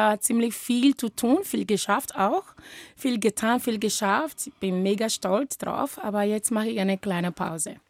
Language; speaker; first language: German; non-native, fluent; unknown